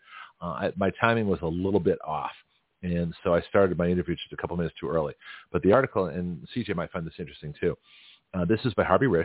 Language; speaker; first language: English; native; English